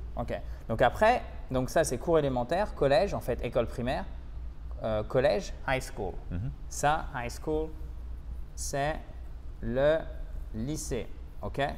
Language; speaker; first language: French; native; French